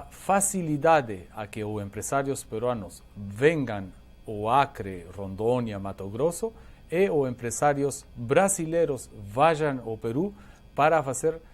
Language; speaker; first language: Portuguese; non-native, learner; Spanish